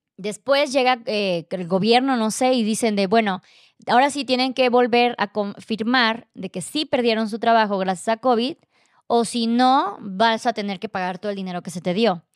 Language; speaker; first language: Spanish; native; Spanish